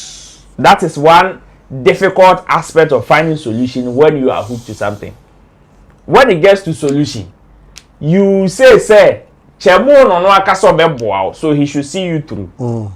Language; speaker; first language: English; non-native, local second language; Akan